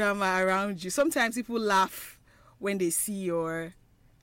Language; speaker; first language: English; non-native, local second language; Igbo